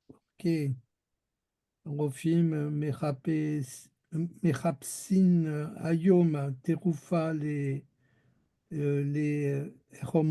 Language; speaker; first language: Hebrew; non-native, learner; French